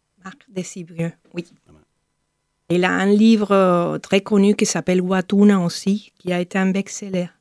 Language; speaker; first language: French; non-native, fluent; Spanish